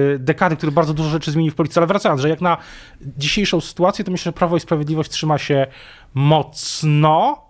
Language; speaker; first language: Polish; native; Polish